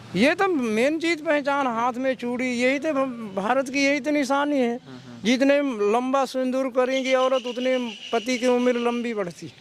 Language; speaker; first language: Hindi; native; Hindi